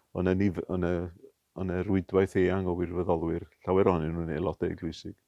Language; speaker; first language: Welsh; native; Welsh